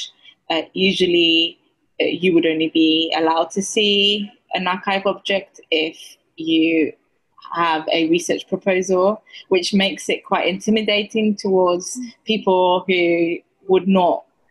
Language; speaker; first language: English; non-native, fluent; Greek